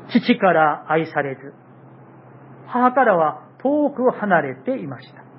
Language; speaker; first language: Japanese; non-native, fluent; Korean